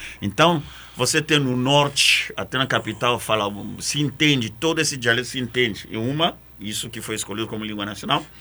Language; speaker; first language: Portuguese; non-native, fluent; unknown